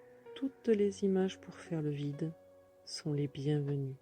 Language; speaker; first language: French; native; French